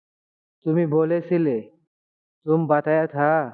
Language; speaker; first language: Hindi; non-native, learner; Bangla